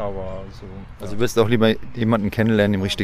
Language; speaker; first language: German; native; German